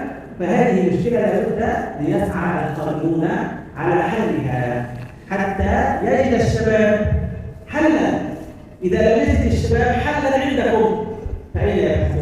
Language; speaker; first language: Arabic; native; Arabic